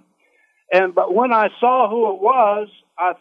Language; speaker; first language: English; native; English